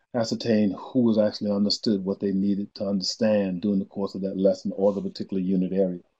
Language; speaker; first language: English; native; English